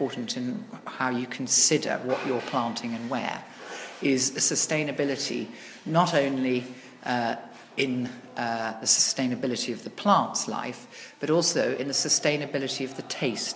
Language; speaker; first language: English; native; English